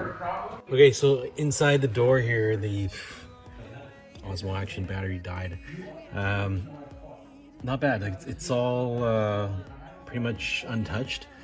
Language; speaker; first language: English; native; English